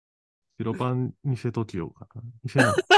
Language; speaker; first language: Japanese; native; Japanese